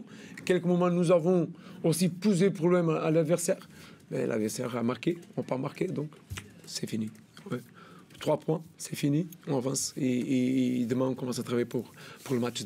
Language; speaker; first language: French; non-native, learner; Portuguese